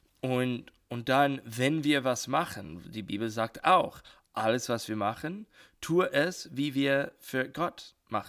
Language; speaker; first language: German; non-native, learner; English